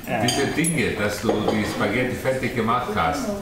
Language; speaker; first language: German; non-native, learner; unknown